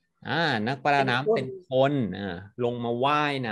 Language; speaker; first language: Thai; native; Thai